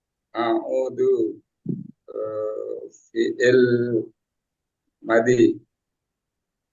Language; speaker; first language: Arabic; non-native, learner; Indonesian